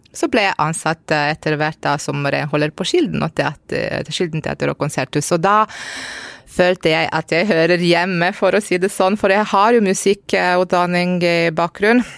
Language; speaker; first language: Norwegian; non-native, fluent; Romanian